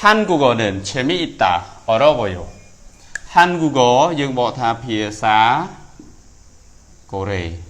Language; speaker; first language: Korean; non-native, fluent; Khmer